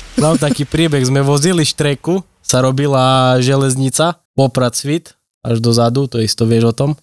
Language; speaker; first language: Slovak; native; Slovak